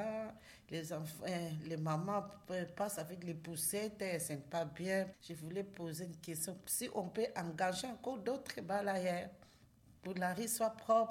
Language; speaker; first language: French; non-native, learner; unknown